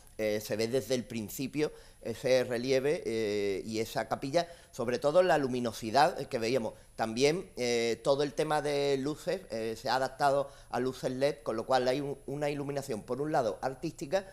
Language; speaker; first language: Spanish; native; Spanish